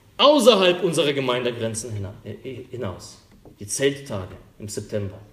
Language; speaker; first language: German; non-native, fluent; Russian